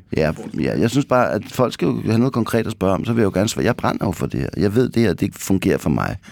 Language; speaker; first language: Danish; native; Danish